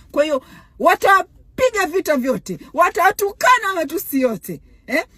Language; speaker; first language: Swahili; native; Swahili